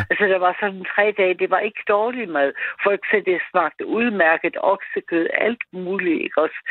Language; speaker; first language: Danish; non-native, fluent; German